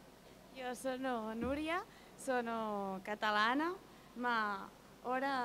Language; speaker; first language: Italian; non-native, learner; Catalan